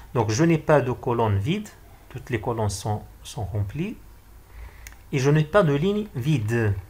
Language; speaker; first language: French; non-native, local second language; Arabic